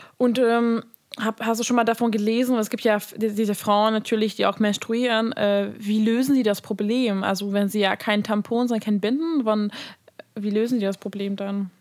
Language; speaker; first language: German; non-native, fluent; Hungarian